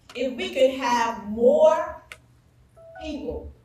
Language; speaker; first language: English; native; English